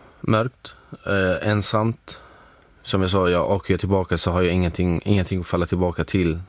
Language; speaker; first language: Swedish; non-native, fluent; Arabic